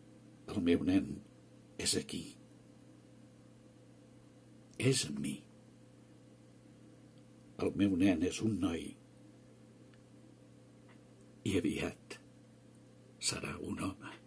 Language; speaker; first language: Catalan; native; Catalan